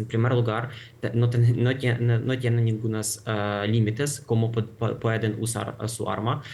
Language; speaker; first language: Spanish; non-native, fluent; Ukrainian